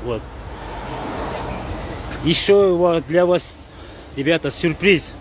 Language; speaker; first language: Russian; non-native, learner; Kyrgyz